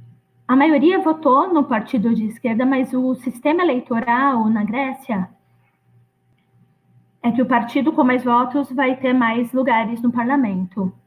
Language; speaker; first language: Portuguese; non-native, fluent; Greek